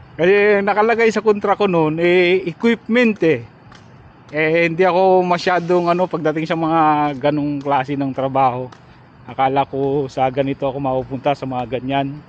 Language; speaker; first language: Filipino; native; Filipino